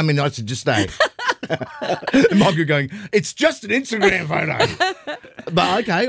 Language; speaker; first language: English; native; English